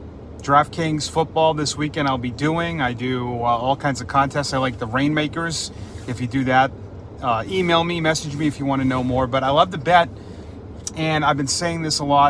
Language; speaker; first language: English; native; English